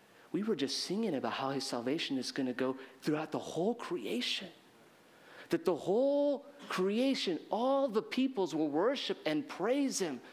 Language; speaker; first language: English; early bilingual, heritage; English